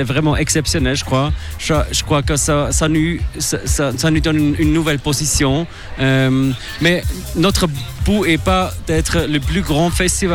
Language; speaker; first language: French; non-native, local second language; German